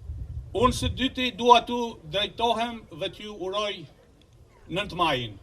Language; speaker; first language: Albanian; native; Albanian